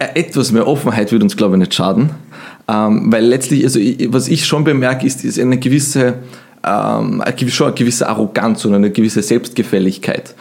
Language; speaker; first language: German; early bilingual, other home language; Bosnian